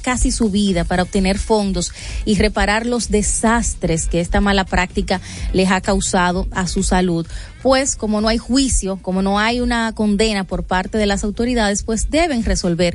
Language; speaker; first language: Spanish; native; Spanish